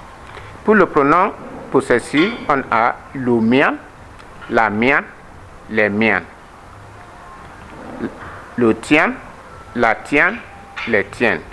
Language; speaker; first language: French; non-native, learner; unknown